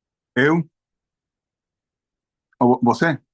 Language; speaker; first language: Portuguese; non-native, learner; Spanish